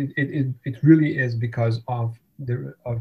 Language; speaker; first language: English; non-native, fluent; Bosnian